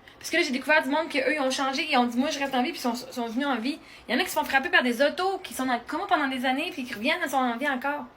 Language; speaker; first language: French; native; French